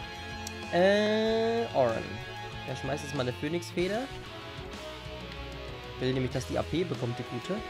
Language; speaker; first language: German; native; German